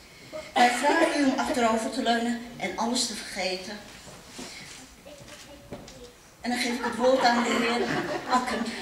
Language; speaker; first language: Dutch; early bilingual, other home language; Turkish